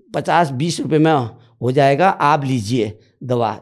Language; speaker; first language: Hindi; native; Hindi